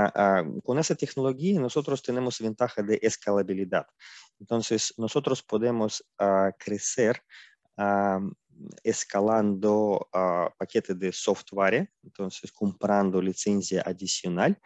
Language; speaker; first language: Spanish; non-native, fluent; Russian